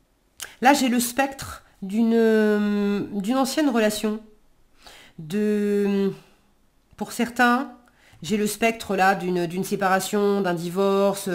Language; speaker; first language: French; native; French